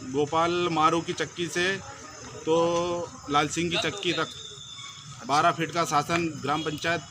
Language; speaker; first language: Hindi; native; Hindi